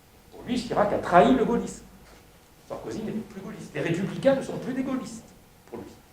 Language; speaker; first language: French; native; French